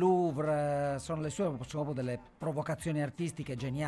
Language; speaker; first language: Italian; native; Italian